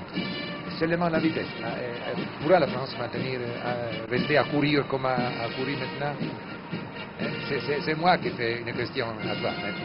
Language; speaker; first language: French; non-native, fluent; Italian